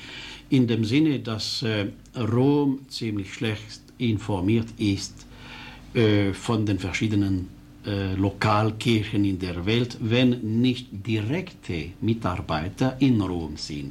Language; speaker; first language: German; non-native, local second language; French